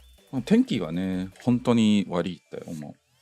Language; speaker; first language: Japanese; non-native, learner; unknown